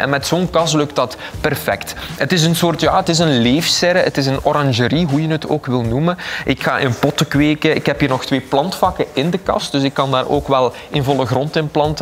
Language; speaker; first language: Dutch; native; Dutch